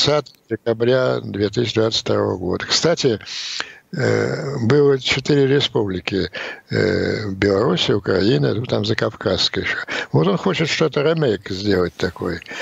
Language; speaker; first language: Russian; native; Russian